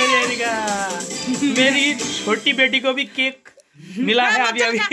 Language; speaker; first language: Hindi; non-native, local second language; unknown